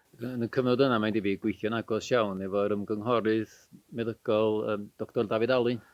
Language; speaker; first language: Welsh; native; Welsh